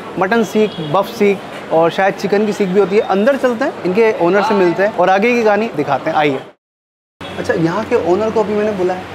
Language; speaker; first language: Hindi; native; Hindi